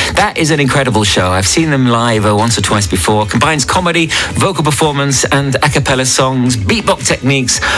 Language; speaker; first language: English; native; English